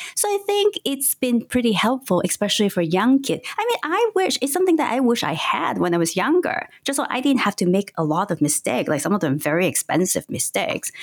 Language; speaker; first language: English; non-native, local second language; Cantonese